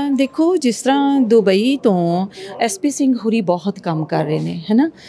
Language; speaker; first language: Punjabi; native; Punjabi